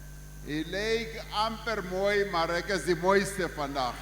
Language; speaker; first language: Afrikaans; non-native, local second language; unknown